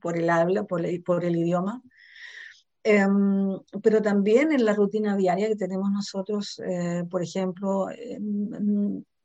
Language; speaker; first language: Spanish; native; Spanish